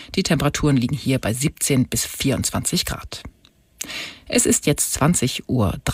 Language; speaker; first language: German; native; German